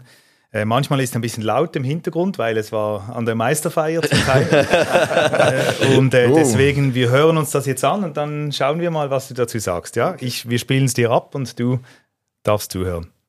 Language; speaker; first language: German; native; German